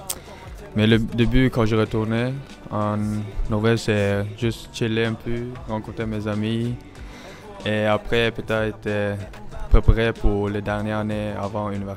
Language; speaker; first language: French; non-native, learner; Norwegian